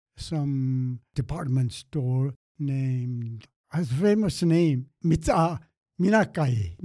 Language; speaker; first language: English; non-native, fluent; Korean